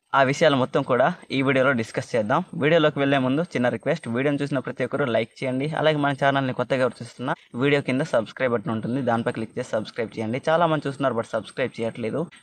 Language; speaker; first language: Telugu; non-native, local second language; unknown